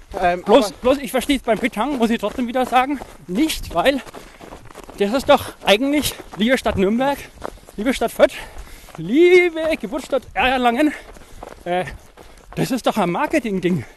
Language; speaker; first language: German; native; German